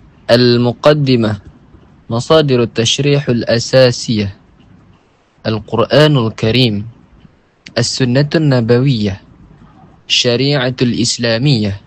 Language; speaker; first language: Arabic; non-native, learner; Malay